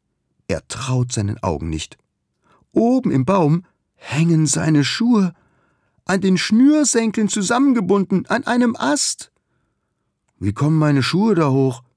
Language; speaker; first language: German; native; German